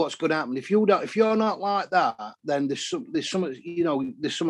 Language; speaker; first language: English; native; English